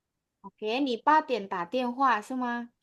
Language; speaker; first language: Chinese; non-native, fluent; Indonesian